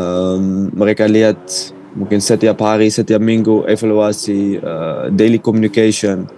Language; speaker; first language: Indonesian; non-native, fluent; Dutch